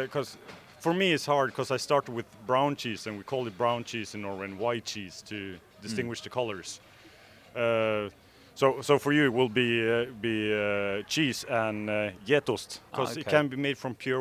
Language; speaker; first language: English; non-native, fluent; Norwegian